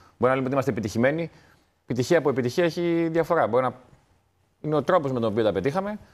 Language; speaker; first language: Greek; native; Greek